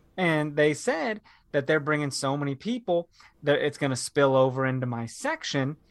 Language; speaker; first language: English; native; English